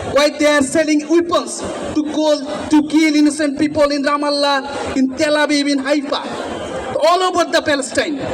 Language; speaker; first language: English; non-native, local second language; Bangla